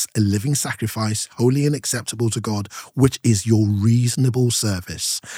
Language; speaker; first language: English; non-native, local second language; Yoruba